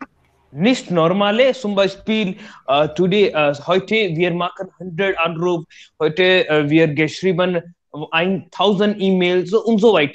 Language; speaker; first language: German; non-native, learner; Hindi